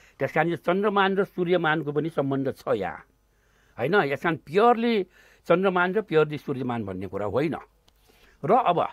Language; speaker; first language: Nepali; non-native, local second language; Newari